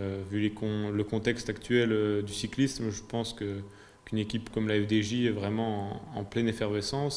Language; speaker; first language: French; native; French